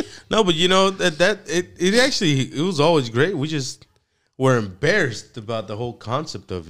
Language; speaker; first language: English; early bilingual, other home language; Spanish